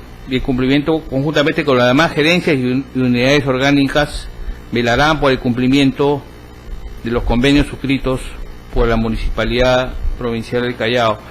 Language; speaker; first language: Spanish; native; Spanish